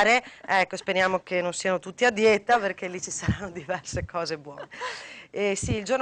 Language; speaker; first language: Italian; native; Italian